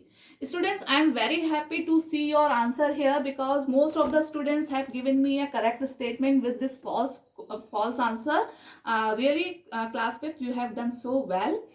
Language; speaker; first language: English; non-native, local second language; Hindi